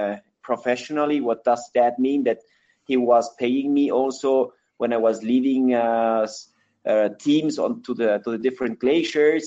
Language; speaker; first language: English; non-native, fluent; Spanish